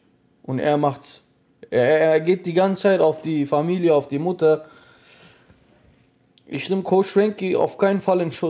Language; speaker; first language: German; native; German